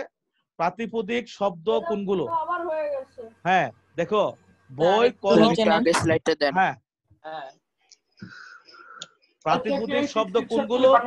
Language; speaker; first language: Bangla; native; Bangla